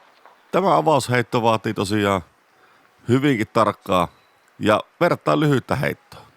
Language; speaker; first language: Finnish; native; Finnish